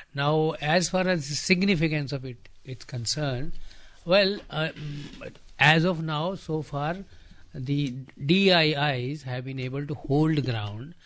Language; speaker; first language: English; non-native, local second language; Hindi